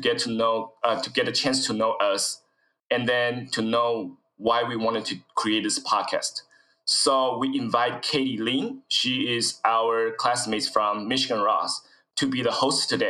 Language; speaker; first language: English; non-native, fluent; Chinese